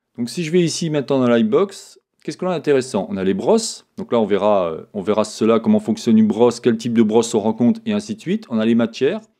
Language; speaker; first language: French; native; French